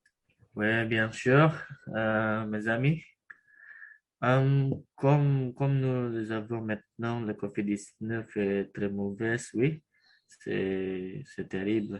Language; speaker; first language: French; non-native, learner; Indonesian